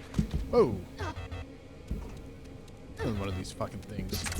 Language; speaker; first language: English; native; English